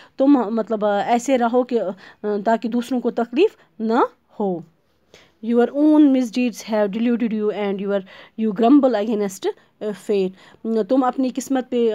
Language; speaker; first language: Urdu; non-native, local second language; Kashmiri